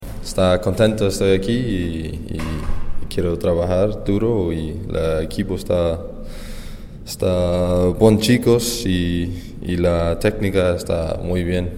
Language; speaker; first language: Spanish; non-native, learner; Icelandic